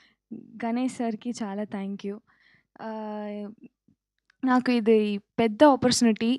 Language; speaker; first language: Telugu; early bilingual, heritage; Telugu